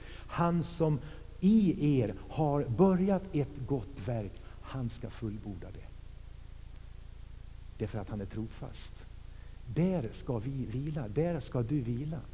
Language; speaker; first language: Swedish; native; Swedish